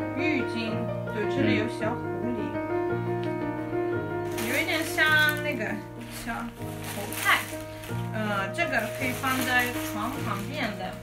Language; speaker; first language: Chinese; non-native, fluent; Russian